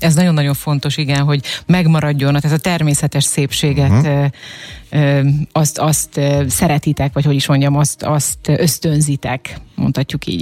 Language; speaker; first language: Hungarian; native; Hungarian